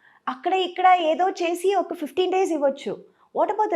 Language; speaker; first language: Telugu; non-native, local second language; Tamil